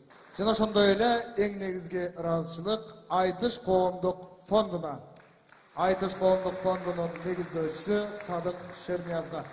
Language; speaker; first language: Kyrgyz; native; Kyrgyz